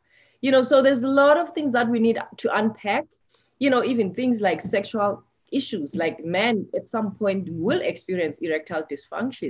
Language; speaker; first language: English; non-native, local second language; Xhosa